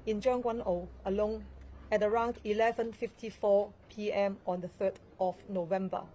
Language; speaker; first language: English; non-native, local second language; Chinese